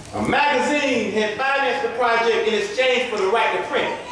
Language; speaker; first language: English; native; English